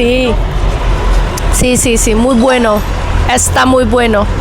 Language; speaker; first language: Spanish; non-native, learner; Vietnamese